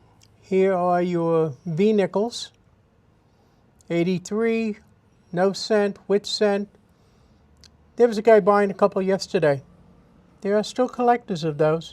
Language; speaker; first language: English; native; English